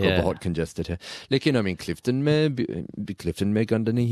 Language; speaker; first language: Hindi; non-native, learner; English